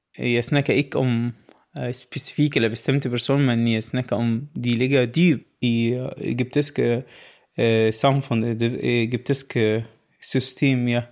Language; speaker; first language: Danish; non-native, learner; Arabic